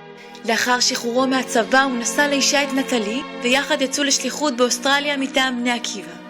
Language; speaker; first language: Hebrew; native; Hebrew